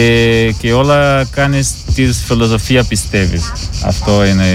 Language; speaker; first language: Greek; non-native, learner; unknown